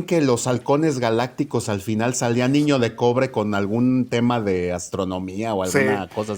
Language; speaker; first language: Spanish; native; Spanish